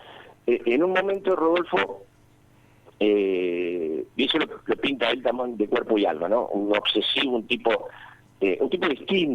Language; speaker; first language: Spanish; native; Spanish